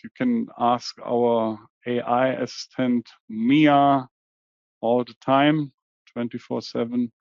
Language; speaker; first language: English; non-native, fluent; German